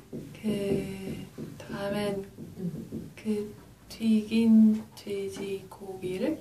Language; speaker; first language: Korean; non-native, learner; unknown